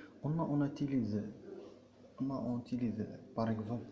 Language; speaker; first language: French; non-native, learner; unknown